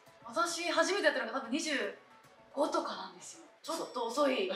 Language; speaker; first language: Japanese; native; Japanese